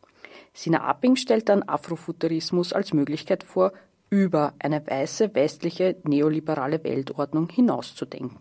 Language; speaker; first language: German; native; German